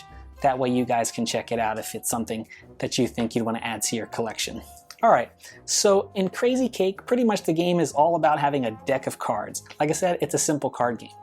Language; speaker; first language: English; native; English